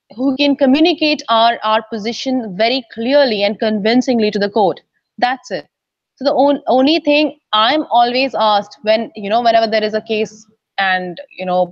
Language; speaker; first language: English; non-native, local second language; Odia